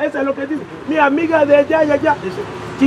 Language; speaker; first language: Spanish; non-native, learner; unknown